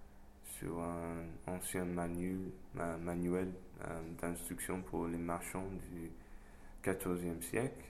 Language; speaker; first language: French; non-native, fluent; English